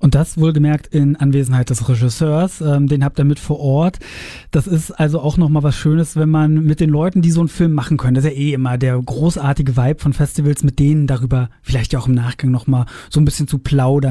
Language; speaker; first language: German; native; German